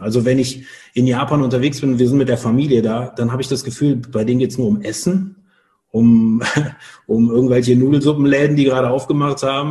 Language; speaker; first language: German; native; German